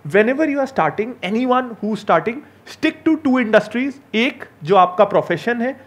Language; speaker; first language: Hindi; native; Hindi